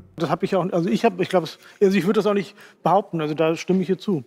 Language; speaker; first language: German; native; German